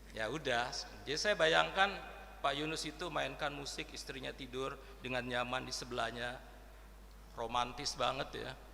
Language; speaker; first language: Indonesian; native; Indonesian